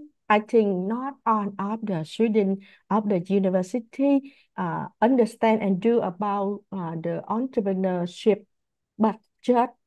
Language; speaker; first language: English; non-native, learner; Vietnamese